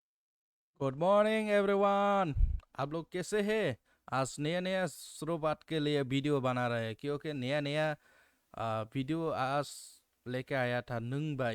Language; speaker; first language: Hindi; non-native, local second language; Kok Borok